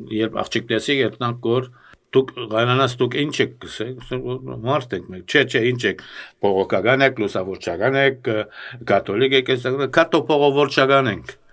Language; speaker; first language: Armenian; early bilingual, heritage; Armenian